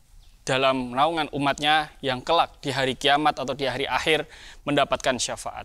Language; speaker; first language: Indonesian; native; Indonesian